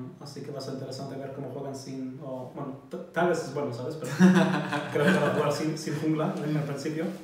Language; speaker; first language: Spanish; non-native, learner; German